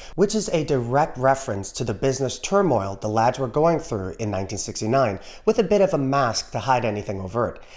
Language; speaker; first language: English; native; English